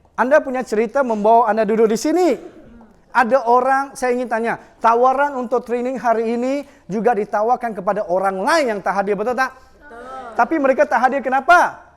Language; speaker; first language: Malay; non-native, local second language; Chinese